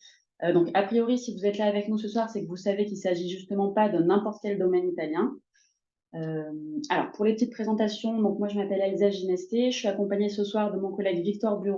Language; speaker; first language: French; native; French